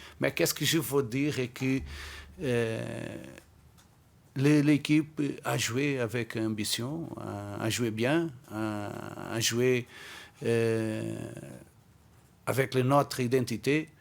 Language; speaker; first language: French; non-native, fluent; Portuguese